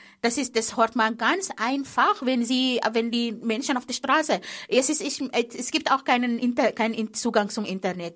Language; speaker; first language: German; non-native, fluent; Arabic